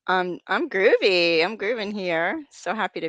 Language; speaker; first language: English; native; English